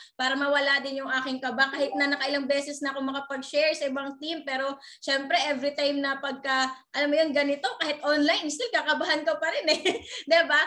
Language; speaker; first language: Filipino; non-native, local second language; Waray